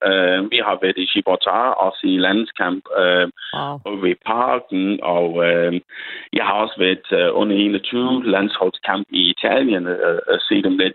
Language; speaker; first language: Danish; non-native, fluent; English